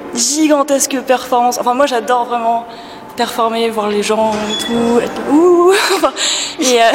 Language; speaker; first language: French; native; French